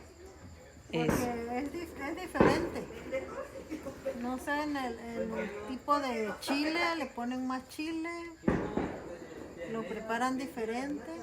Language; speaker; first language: Spanish; native; Spanish